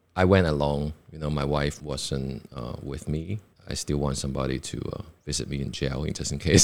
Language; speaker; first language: English; non-native, local second language; Cantonese